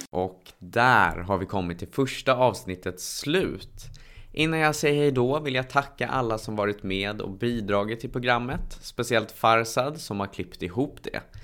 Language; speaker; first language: Swedish; native; Swedish